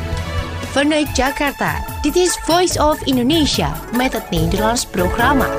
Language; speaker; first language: Dutch; non-native, fluent; Indonesian